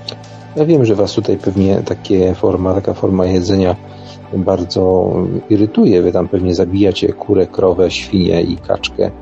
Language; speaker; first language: Polish; native; Polish